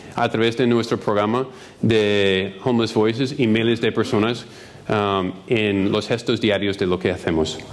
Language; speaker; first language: Spanish; non-native, fluent; English